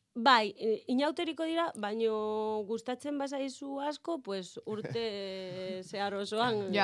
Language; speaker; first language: Basque; non-native, learner; Galician